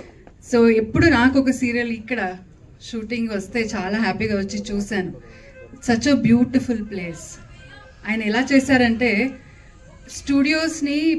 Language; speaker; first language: Telugu; non-native, learner; Kannada